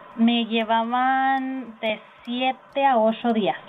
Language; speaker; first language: Spanish; early bilingual, heritage; Spanish